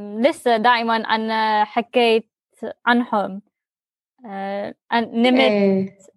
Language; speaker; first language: Arabic; non-native, learner; English